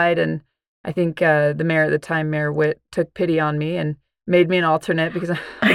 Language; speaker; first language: English; native; English